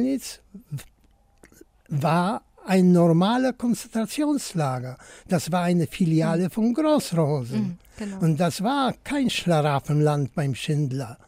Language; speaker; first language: German; non-native, fluent; Polish